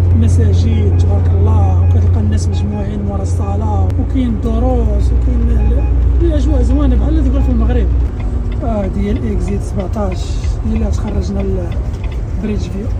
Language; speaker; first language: Arabic; native; Arabic